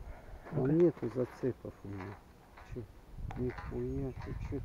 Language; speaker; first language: Russian; native; Russian